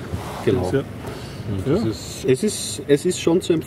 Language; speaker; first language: German; native; German